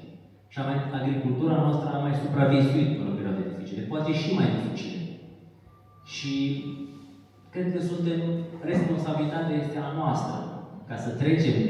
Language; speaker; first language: Romanian; native; Romanian